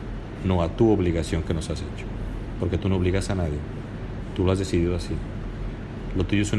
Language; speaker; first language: Spanish; native; Spanish